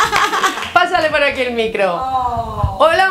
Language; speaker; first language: Spanish; native; Spanish